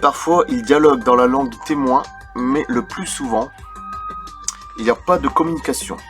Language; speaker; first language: French; native; French